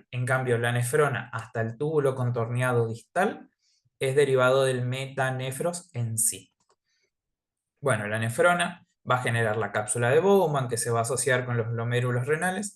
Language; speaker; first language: Spanish; native; Spanish